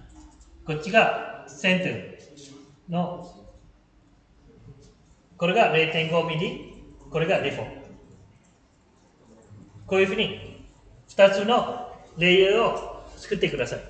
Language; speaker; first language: Japanese; non-native, fluent; Malay